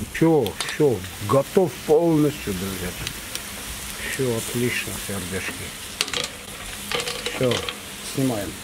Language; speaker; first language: Russian; non-native, fluent; Armenian